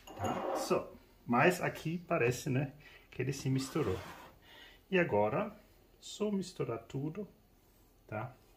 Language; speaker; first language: Portuguese; non-native, fluent; German